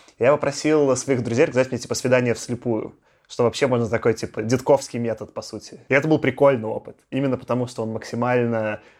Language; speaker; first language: Russian; native; Russian